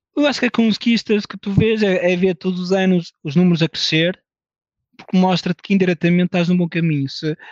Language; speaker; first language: Portuguese; early bilingual, heritage; French